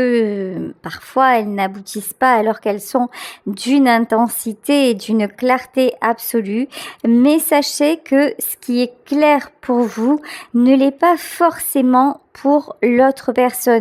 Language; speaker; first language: French; native; French